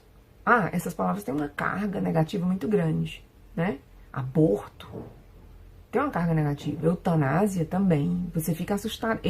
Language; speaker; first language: Portuguese; non-native, fluent; Spanish